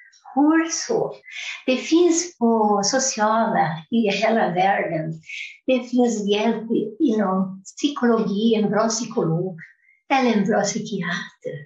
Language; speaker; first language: Swedish; non-native, fluent; Portuguese